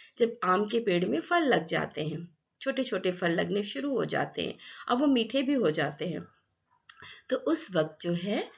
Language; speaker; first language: Hindi; non-native, local second language; Assamese